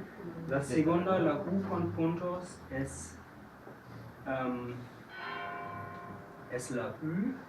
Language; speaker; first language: Spanish; non-native, fluent; German